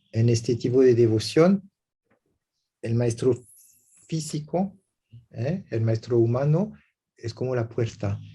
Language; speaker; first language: Spanish; non-native, learner; French